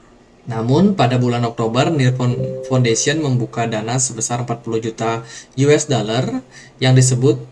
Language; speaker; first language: Indonesian; native; Indonesian